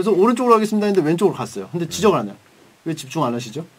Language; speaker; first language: Korean; native; Korean